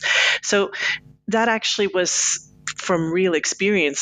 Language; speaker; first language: English; native; English